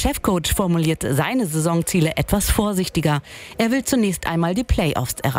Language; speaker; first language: German; native; German